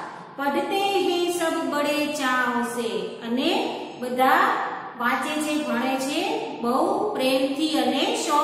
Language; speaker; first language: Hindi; non-native, local second language; Gujarati